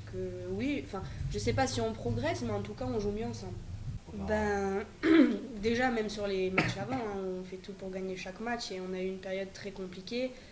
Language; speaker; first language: French; native; French